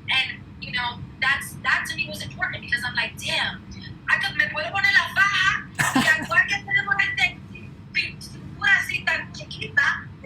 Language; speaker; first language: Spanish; early bilingual, heritage; Spanish